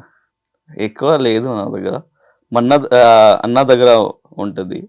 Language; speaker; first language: Telugu; non-native, learner; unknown